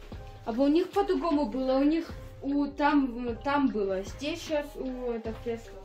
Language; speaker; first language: Russian; early bilingual, heritage; Russian